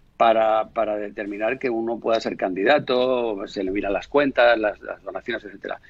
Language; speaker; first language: Spanish; native; Spanish